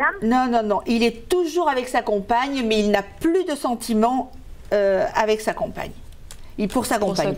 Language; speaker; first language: French; native; French